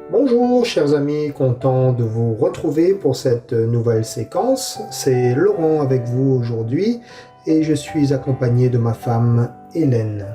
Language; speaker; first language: French; native; French